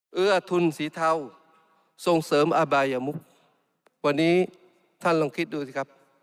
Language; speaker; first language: Thai; non-native, local second language; Malay